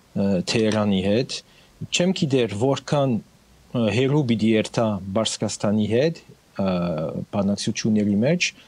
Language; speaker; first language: Armenian; early bilingual, heritage; Armenian